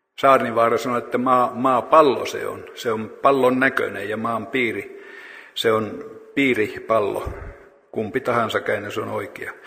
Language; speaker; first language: Finnish; native; Finnish